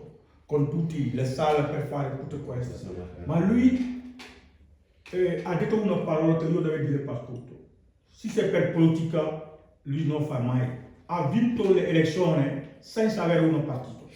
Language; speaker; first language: Italian; non-native, learner; Wolof